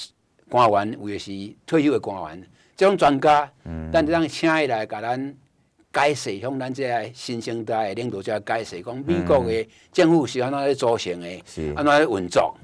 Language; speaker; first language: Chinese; non-native, local second language; Min Nan Chinese